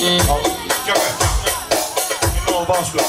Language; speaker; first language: Bulgarian; non-native, local second language; Turkish